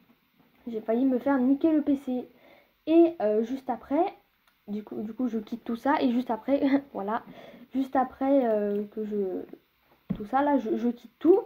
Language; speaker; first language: French; native; French